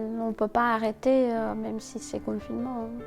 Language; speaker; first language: French; non-native, fluent; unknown